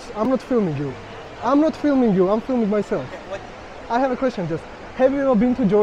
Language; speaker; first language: English; non-native, learner; Georgian